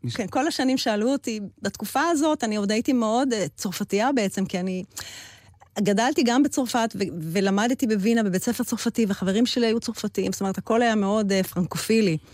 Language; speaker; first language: Hebrew; early bilingual, heritage; Hebrew